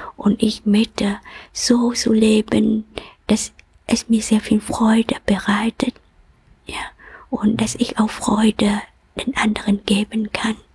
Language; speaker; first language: German; non-native, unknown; Vietnamese